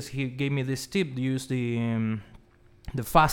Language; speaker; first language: English; non-native, fluent; Spanish